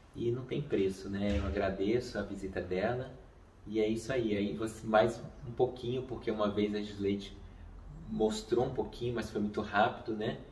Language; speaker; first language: Portuguese; native; Portuguese